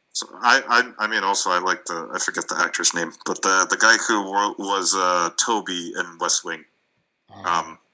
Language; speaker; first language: English; non-native, fluent; Russian